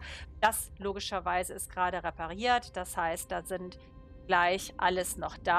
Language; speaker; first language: German; native; German